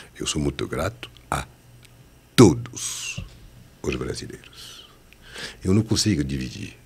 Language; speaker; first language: Portuguese; non-native, fluent; French